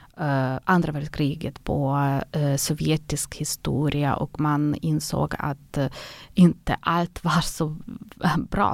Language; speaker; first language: Swedish; non-native, fluent; Ukrainian